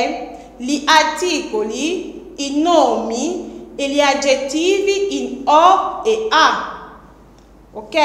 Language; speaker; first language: Italian; non-native, fluent; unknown